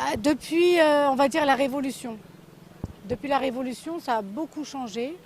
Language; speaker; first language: French; native; French